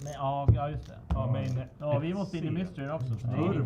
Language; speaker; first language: Swedish; native; Swedish